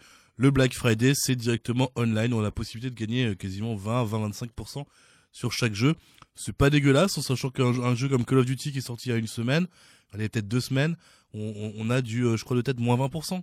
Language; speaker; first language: French; native; French